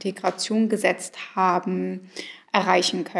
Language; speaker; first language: German; early bilingual, other home language; Arabic